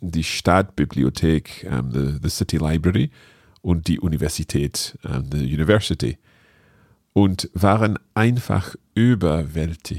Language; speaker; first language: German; non-native, fluent; English